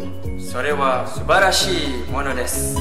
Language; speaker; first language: Japanese; non-native, learner; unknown